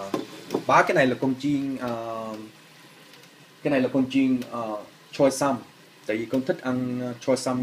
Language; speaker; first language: Vietnamese; early bilingual, heritage; Vietnamese